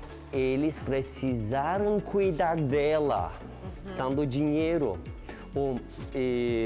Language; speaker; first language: Portuguese; non-native, learner; Turkish